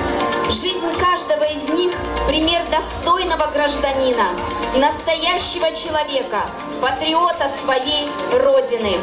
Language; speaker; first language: Russian; native; Russian